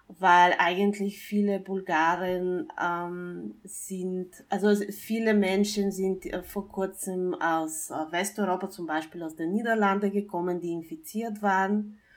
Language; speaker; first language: German; non-native, fluent; Bulgarian